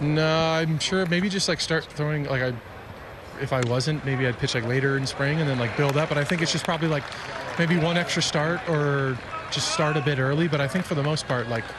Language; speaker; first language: English; native; English